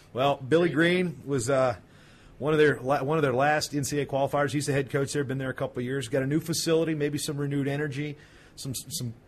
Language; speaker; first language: English; native; English